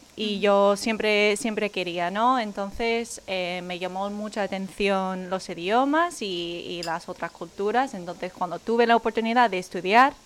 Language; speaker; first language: Spanish; non-native, fluent; English